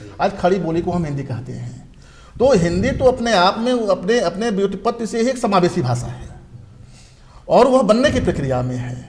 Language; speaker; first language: Hindi; native; Hindi